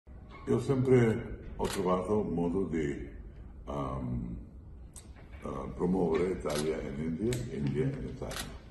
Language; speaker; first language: Italian; non-native, fluent; Hindi